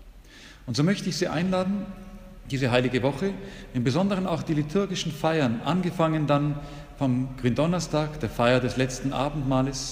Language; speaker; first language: German; native; German